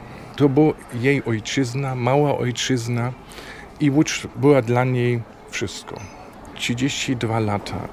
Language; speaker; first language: Polish; non-native, fluent; German